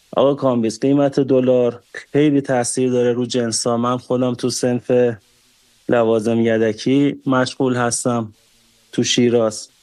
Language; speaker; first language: Persian; native; Persian